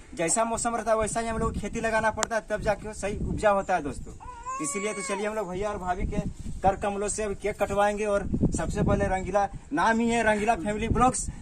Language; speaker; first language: Hindi; native; Hindi